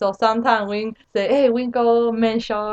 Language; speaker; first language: English; non-native, learner; Chinese